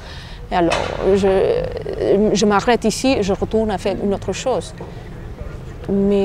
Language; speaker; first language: French; non-native, fluent; Albanian